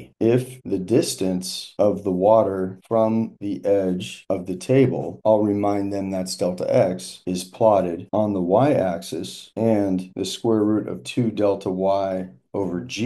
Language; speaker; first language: English; native; English